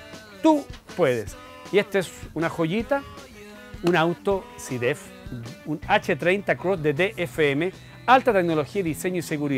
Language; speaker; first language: Spanish; native; Spanish